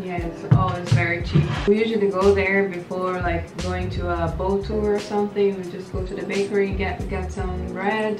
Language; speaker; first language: English; non-native, fluent; Portuguese